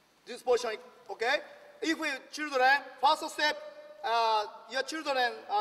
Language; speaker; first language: English; non-native, learner; Japanese